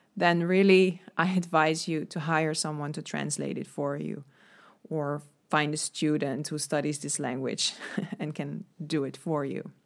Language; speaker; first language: English; non-native, fluent; Dutch